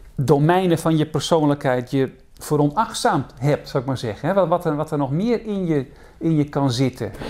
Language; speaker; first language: Dutch; native; Dutch